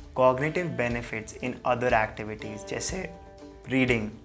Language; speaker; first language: English; non-native, local second language; Hindi